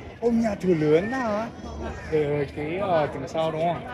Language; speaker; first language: Vietnamese; non-native, learner; Chinese